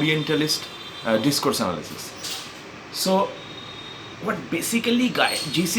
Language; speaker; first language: English; non-native, local second language; Bangla